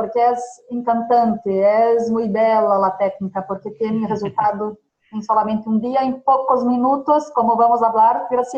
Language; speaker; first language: Spanish; non-native, fluent; Portuguese